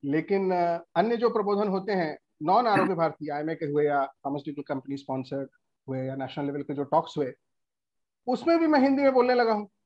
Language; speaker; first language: Hindi; non-native, local second language; Bangla